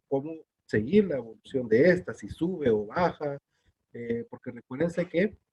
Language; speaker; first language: Spanish; native; Spanish